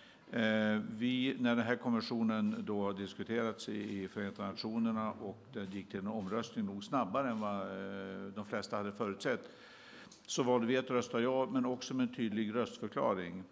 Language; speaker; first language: Swedish; native; Swedish